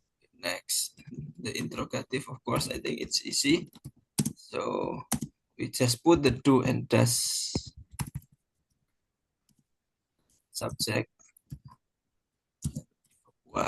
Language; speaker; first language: English; non-native, fluent; Indonesian